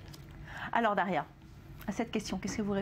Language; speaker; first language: French; native; French